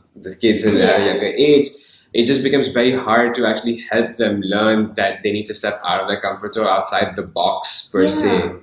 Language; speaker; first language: English; non-native, local second language; Urdu